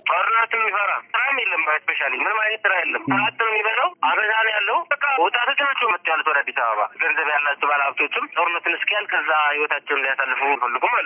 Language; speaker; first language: Amharic; non-native, local second language; Tigrinya